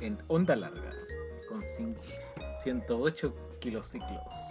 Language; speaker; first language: Spanish; native; Spanish